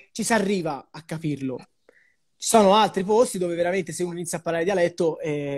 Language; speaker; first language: Italian; native; Italian